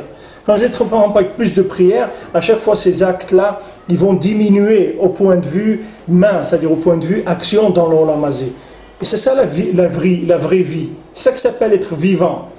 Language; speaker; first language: French; native; French